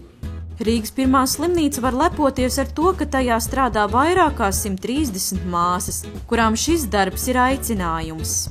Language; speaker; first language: Latvian; native; Latvian